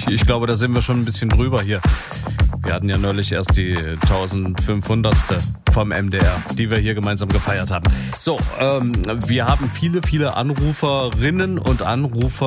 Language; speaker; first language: German; native; German